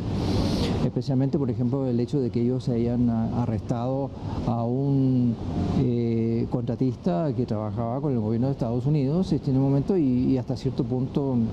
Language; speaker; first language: Spanish; native; Spanish